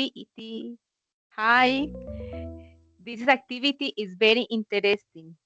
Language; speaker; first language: English; non-native, learner; Spanish